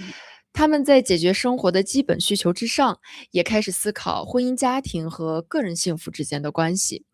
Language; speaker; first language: Chinese; native; Chinese